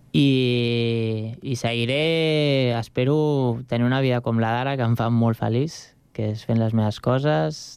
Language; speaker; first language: Catalan; native; Catalan